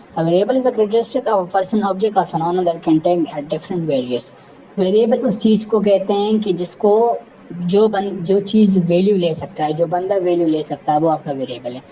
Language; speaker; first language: Urdu; non-native, local second language; Pashto